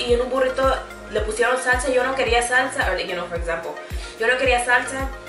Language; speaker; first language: Spanish; early bilingual, heritage; Spanish